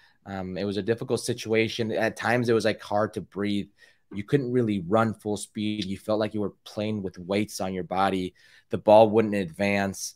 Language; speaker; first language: English; early bilingual, other home language; Spanish